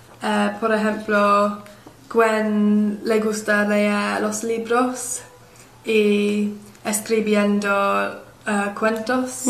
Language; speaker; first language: Spanish; non-native, learner; English